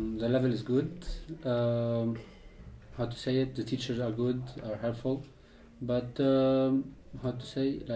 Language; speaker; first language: English; non-native, fluent; Arabic